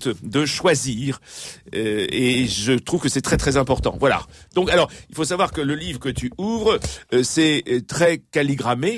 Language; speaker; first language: French; native; French